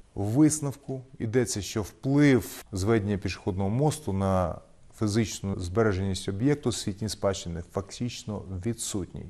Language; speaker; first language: Ukrainian; non-native, local second language; Russian